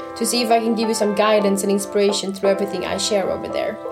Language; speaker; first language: English; non-native, fluent; Swedish